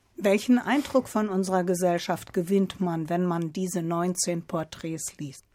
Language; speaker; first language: German; early bilingual, other home language; Spanish